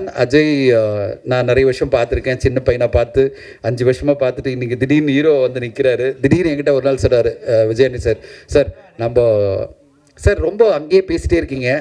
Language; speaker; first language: Tamil; native; Tamil